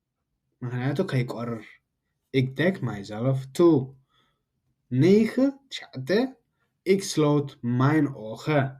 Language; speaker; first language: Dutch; non-native, learner; Tigrinya